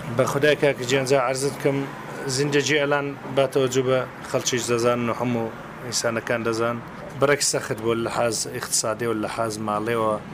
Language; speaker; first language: Central Kurdish; native; Central Kurdish